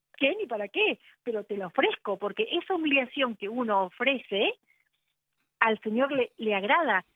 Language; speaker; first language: Spanish; native; Spanish